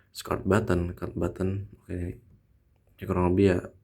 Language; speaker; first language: Indonesian; native; Indonesian